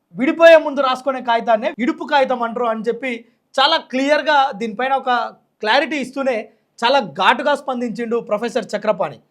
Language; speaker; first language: Telugu; native; Telugu